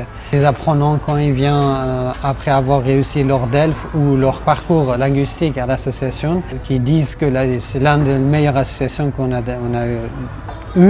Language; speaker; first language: French; non-native, fluent; Persian